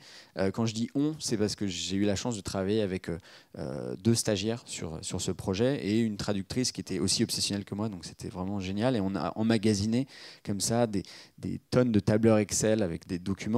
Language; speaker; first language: French; native; French